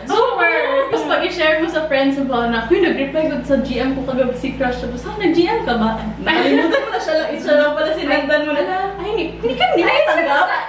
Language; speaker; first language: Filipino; non-native, local second language; Cebuano